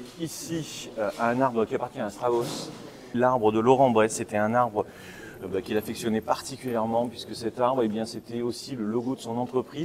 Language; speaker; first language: French; native; French